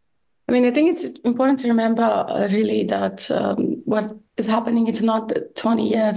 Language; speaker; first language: English; non-native, fluent; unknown